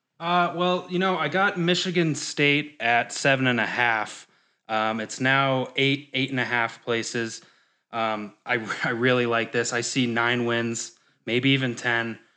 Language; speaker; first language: English; native; English